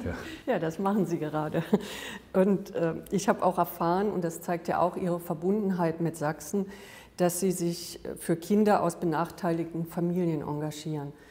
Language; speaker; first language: German; native; German